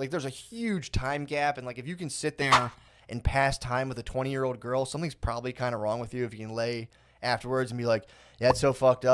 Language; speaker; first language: English; native; English